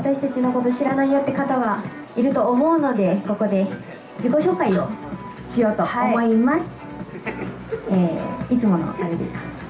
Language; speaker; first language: Japanese; native; Japanese